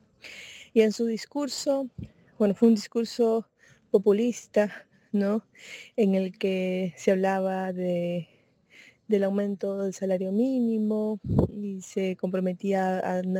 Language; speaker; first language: Spanish; native; Spanish